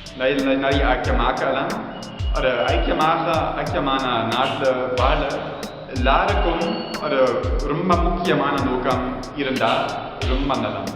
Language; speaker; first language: Tamil; non-native, learner; German